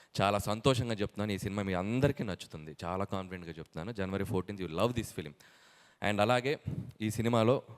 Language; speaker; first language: Telugu; native; Telugu